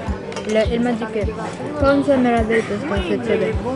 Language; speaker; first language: French; non-native, learner; Filipino